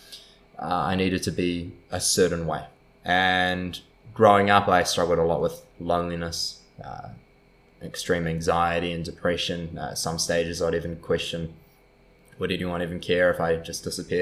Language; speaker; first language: English; native; English